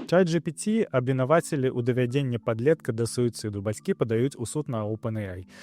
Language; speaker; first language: Belarusian; non-native, local second language; Russian